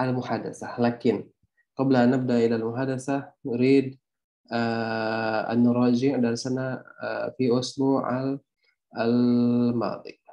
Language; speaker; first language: Arabic; non-native, fluent; Indonesian